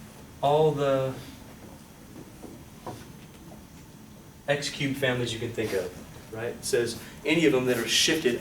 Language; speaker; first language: English; native; English